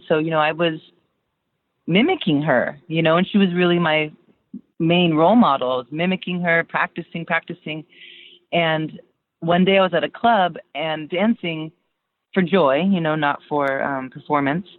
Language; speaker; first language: English; native; English